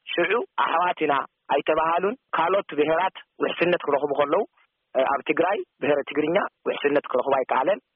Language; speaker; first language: Tigrinya; non-native, local second language; Afar